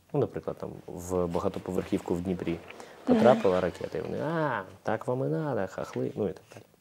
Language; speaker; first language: Ukrainian; non-native, local second language; Russian